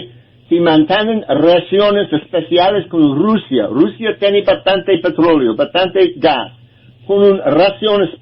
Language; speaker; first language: Spanish; non-native, learner; English